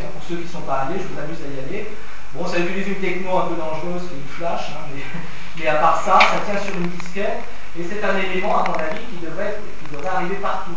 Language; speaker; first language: French; native; French